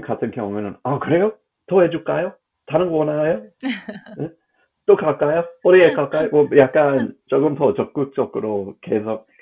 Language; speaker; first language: Korean; non-native, fluent; English